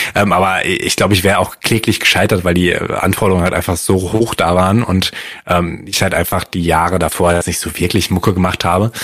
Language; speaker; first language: German; native; German